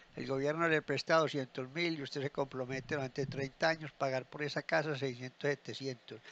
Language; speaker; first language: Spanish; native; Spanish